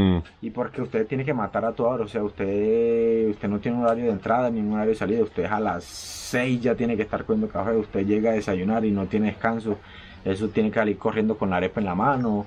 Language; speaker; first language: Spanish; native; Spanish